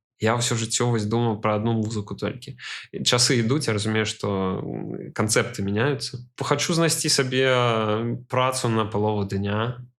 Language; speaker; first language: Belarusian; non-native, local second language; Russian